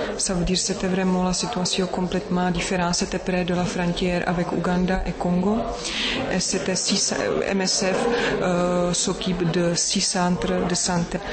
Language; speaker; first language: French; non-native, learner; Czech